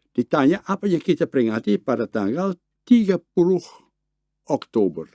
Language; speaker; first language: Indonesian; non-native, fluent; Dutch